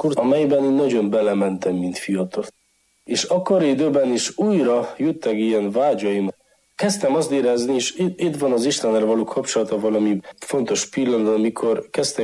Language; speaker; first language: Hungarian; non-native, fluent; Polish